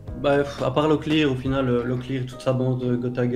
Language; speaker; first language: French; native; French